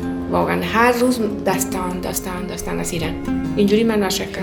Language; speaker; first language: Persian; non-native, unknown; Spanish